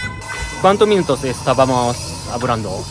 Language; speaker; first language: Spanish; non-native, learner; Japanese